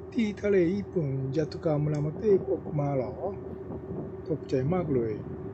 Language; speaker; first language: Thai; non-native, fluent; Japanese